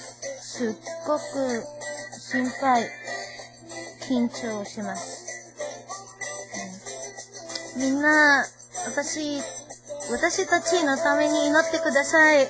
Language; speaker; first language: Japanese; non-native, learner; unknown